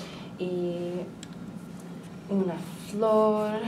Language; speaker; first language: Spanish; non-native, learner; English